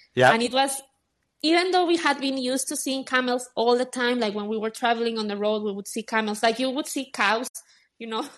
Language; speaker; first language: English; non-native, fluent; Spanish